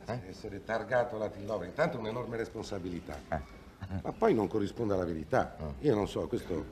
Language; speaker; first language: Italian; native; Italian